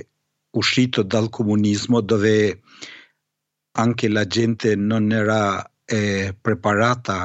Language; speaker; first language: Italian; non-native, fluent; Albanian